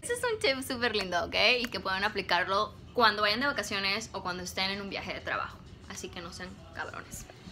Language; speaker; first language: Spanish; early bilingual, heritage; Spanish